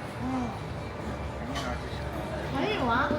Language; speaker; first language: Chinese; non-native, fluent; Korean